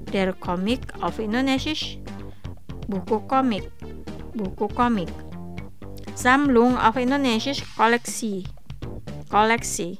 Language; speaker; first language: German; non-native, learner; Indonesian